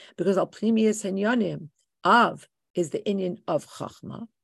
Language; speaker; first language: English; native; English